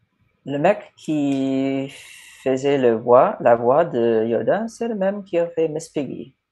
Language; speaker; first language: French; non-native, fluent; English